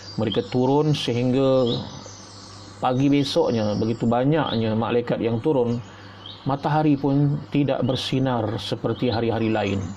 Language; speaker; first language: Malay; native; Malay